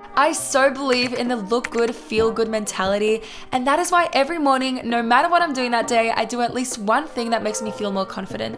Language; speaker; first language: English; native; English